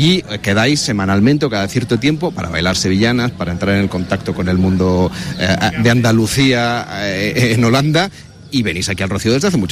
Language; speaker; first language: Spanish; native; Spanish